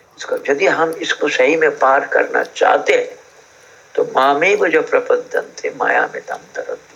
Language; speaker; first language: Hindi; native; Hindi